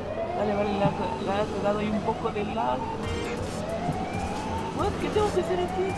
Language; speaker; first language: Spanish; native; Spanish